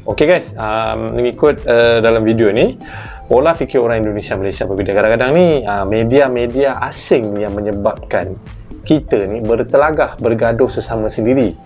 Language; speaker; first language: Malay; native; Malay